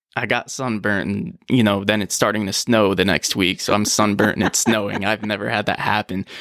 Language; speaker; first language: English; native; English